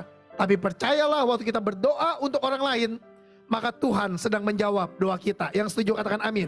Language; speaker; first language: Indonesian; native; Indonesian